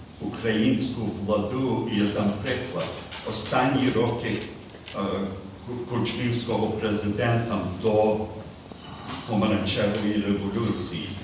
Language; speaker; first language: Ukrainian; early bilingual, heritage; Ukrainian